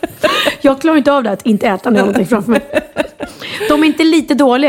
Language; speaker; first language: Swedish; native; Swedish